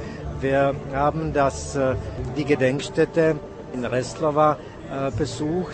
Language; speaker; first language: German; non-native, fluent; Czech